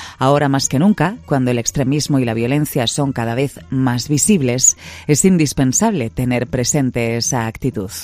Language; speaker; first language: Spanish; native; Spanish